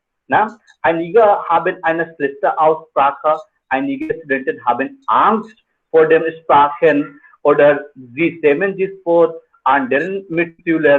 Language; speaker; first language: German; non-native, fluent; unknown